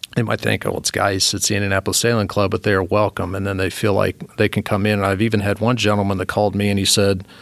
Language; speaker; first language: English; native; English